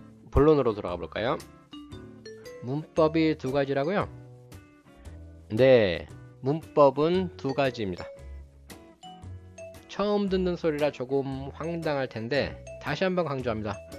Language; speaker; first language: Korean; native; Korean